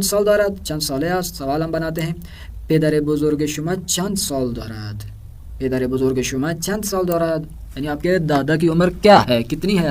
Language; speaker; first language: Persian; non-native, fluent; Urdu